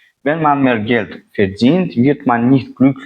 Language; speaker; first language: German; non-native, fluent; Uzbek